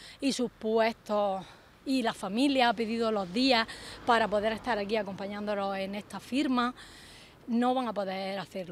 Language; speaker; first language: Spanish; native; Spanish